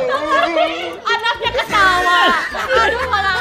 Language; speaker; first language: Indonesian; native; Indonesian